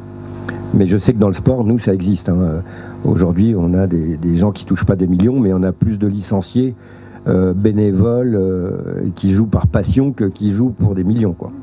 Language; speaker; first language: French; native; French